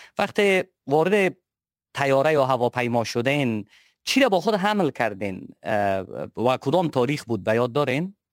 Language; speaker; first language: Persian; native; Persian